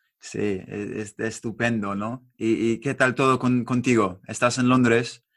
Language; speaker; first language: Spanish; non-native, learner; English